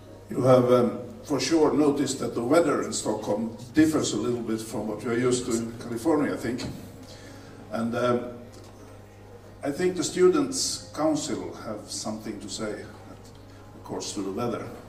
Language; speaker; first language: English; non-native, fluent; Swedish